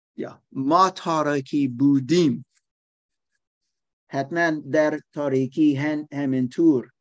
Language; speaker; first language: Persian; non-native, learner; German